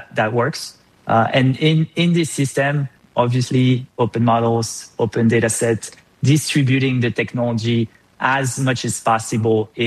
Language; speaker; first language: English; non-native, fluent; French